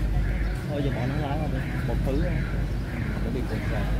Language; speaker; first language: Vietnamese; native; Vietnamese